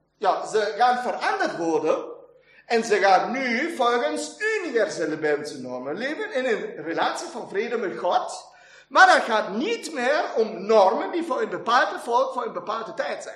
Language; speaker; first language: Dutch; non-native, fluent; German